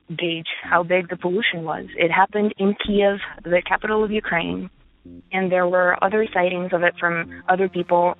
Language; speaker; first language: English; non-native, fluent; Ukrainian